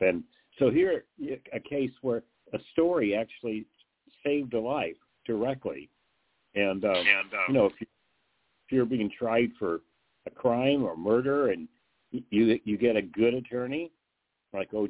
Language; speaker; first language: English; native; English